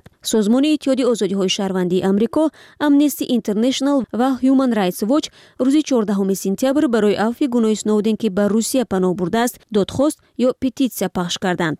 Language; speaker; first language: Persian; native; Persian